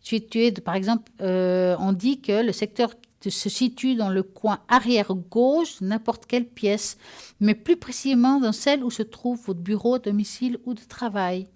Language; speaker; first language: French; native; French